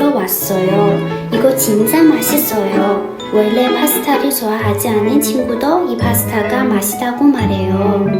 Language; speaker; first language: Korean; non-native, fluent; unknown